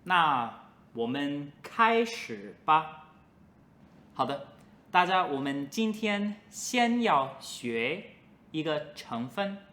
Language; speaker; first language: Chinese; non-native, fluent; English